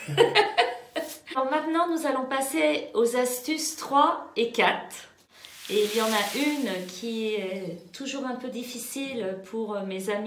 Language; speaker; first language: French; native; French